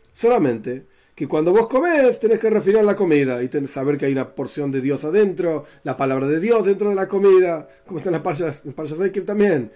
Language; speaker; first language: Spanish; native; Spanish